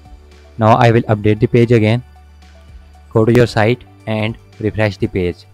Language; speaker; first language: English; non-native, fluent; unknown